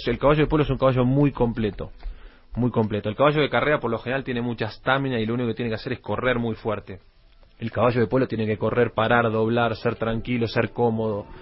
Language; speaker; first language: Spanish; native; Spanish